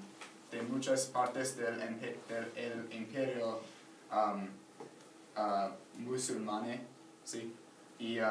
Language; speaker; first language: Spanish; non-native, learner; English